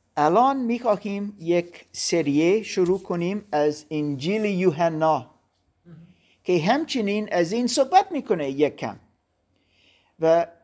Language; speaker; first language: Persian; non-native, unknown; German